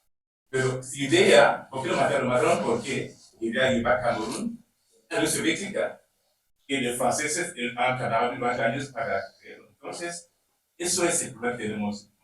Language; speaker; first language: Spanish; non-native, learner; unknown